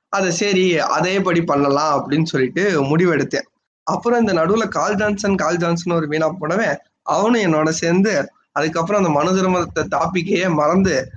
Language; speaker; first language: Tamil; non-native, local second language; Telugu